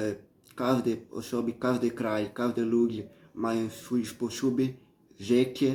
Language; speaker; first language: Polish; early bilingual, heritage; Portuguese